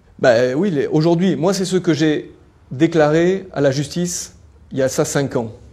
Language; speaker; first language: French; native; French